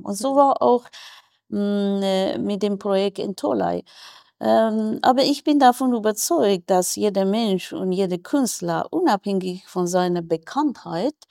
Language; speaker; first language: German; non-native, fluent; Persian